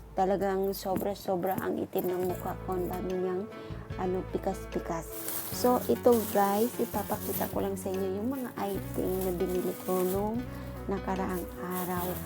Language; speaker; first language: Filipino; non-native, local second language; Cebuano